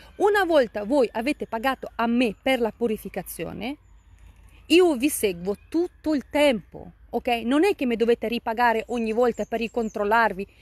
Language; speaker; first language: Italian; non-native, fluent; Russian